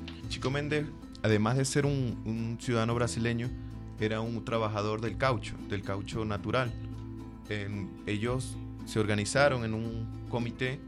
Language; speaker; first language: Spanish; native; Spanish